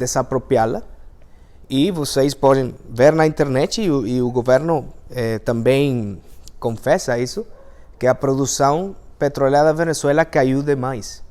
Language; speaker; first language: Portuguese; non-native, fluent; Spanish